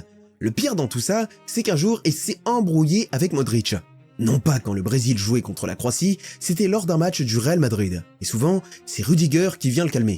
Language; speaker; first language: French; native; French